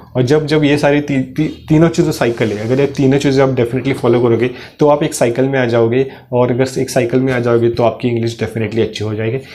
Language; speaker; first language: Hindi; non-native, local second language; Marathi